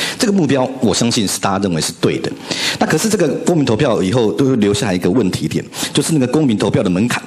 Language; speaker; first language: Chinese; native; Chinese